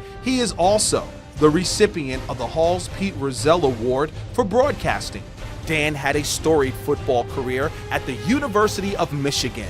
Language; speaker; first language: English; native; English